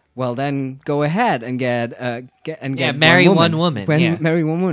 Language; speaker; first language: English; non-native, fluent; German